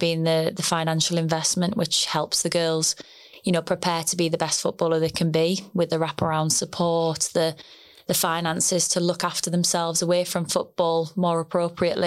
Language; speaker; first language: English; native; English